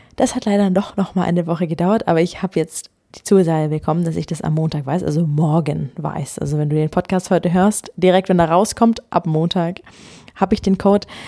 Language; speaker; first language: German; native; German